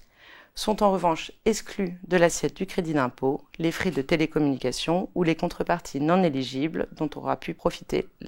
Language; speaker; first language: French; native; French